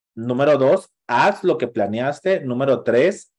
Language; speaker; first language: Spanish; native; Spanish